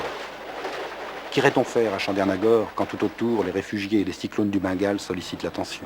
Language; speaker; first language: French; native; French